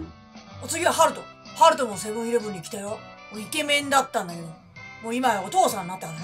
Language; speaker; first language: Japanese; native; Japanese